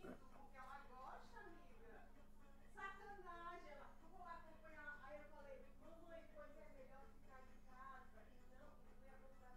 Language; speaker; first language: Portuguese; native; Portuguese